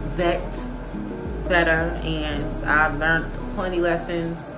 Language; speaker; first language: English; native; English